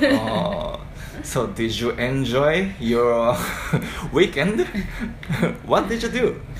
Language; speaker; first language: English; non-native, learner; Japanese